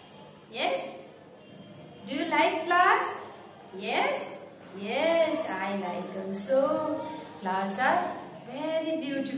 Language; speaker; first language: English; non-native, local second language; Marathi